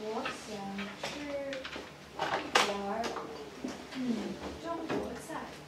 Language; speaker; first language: Chinese; non-native, learner; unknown